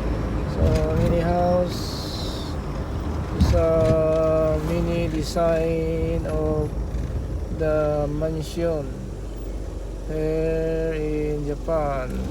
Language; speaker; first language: English; non-native, learner; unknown